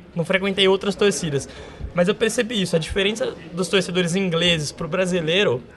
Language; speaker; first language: Portuguese; native; Portuguese